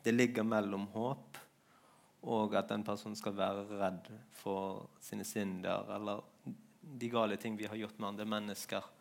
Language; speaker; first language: Norwegian; non-native, fluent; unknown